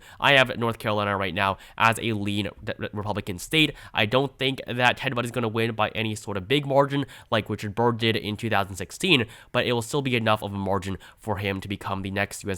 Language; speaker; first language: English; native; English